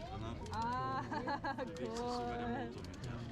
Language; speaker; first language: German; native; German